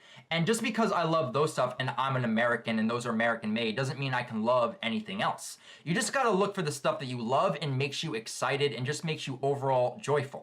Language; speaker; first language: English; native; English